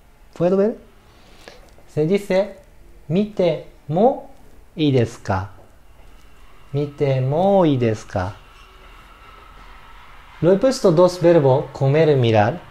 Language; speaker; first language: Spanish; non-native, learner; Japanese